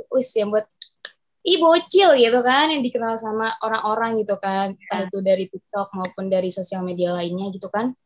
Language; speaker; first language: Indonesian; native; Indonesian